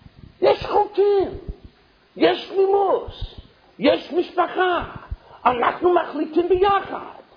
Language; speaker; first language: Hebrew; non-native, fluent; English